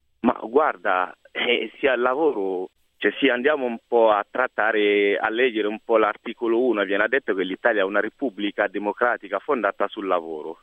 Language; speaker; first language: Italian; non-native, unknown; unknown